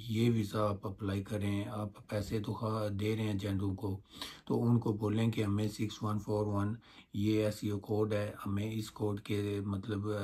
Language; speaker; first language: Urdu; non-native, local second language; Punjabi